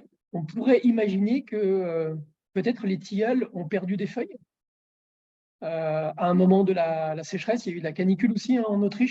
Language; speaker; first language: French; native; French